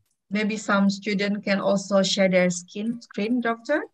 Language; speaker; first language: English; non-native, fluent; Indonesian